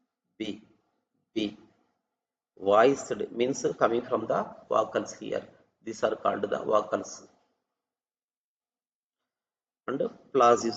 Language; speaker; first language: English; non-native, local second language; Telugu